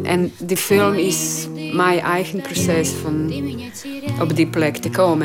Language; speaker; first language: Dutch; non-native, learner; Croatian